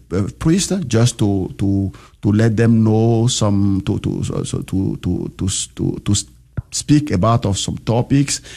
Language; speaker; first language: English; non-native, learner; French